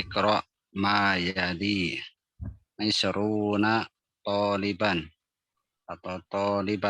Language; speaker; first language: Arabic; non-native, learner; Indonesian